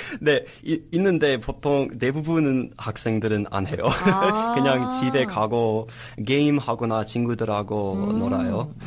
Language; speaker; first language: Korean; non-native, learner; English